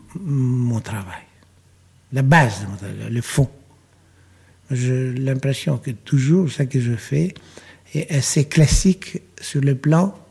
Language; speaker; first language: French; non-native, fluent; Greek